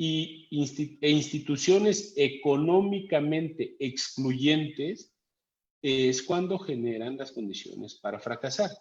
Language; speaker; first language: Spanish; native; Spanish